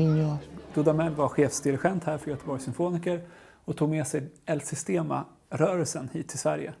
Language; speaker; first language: Swedish; native; Swedish